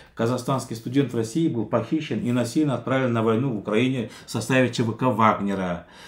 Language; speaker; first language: Russian; non-native, local second language; Kazakh